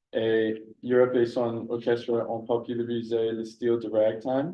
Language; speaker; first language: French; non-native, learner; English